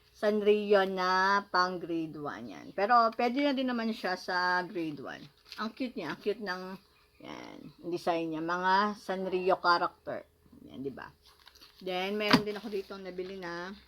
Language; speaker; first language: Filipino; native; Filipino